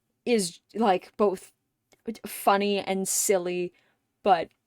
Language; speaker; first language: English; native; English